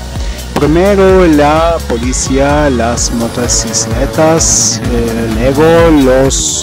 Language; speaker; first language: Spanish; non-native, learner; Turkish